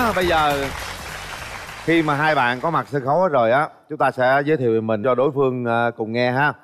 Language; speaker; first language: Vietnamese; native; Vietnamese